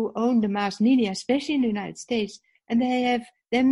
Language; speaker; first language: English; non-native, fluent; Dutch